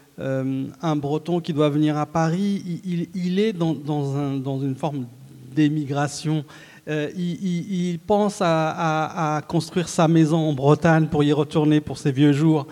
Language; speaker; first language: French; early bilingual, other home language; Arabic